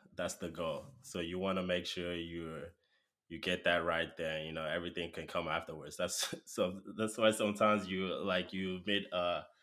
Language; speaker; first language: English; non-native, local second language; Yoruba